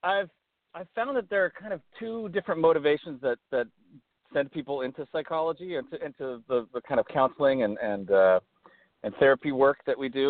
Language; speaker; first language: English; native; English